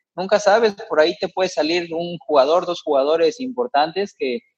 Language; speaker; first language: Spanish; native; Spanish